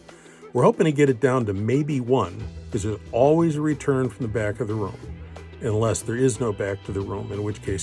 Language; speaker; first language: English; native; English